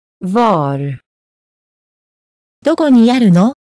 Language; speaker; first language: Japanese; native; Japanese